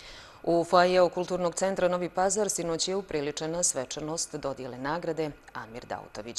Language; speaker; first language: Serbian; native; Serbian